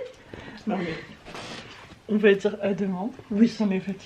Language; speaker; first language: French; native; French